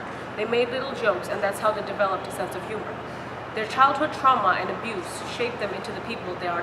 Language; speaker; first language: English; non-native, local second language; Bangla